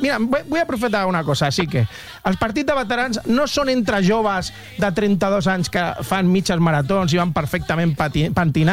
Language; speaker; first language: Catalan; native; Catalan